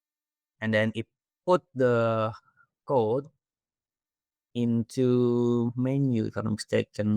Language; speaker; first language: English; non-native, fluent; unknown